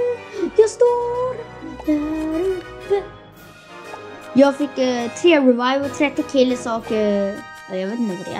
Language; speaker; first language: Swedish; non-native, learner; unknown